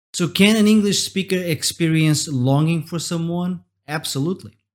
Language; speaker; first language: English; non-native, fluent; Portuguese